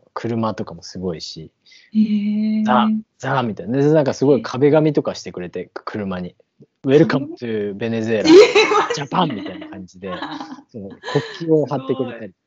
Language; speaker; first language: Japanese; native; Japanese